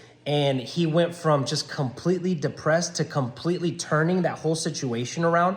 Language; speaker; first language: English; native; English